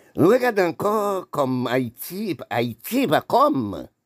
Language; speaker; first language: French; non-native, local second language; Haitian Creole